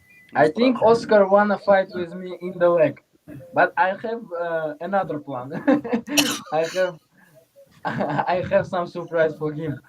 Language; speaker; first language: English; non-native, learner; Uzbek